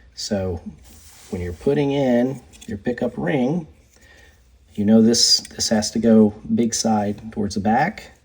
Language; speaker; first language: English; native; English